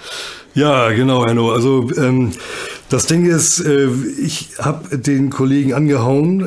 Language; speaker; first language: German; native; German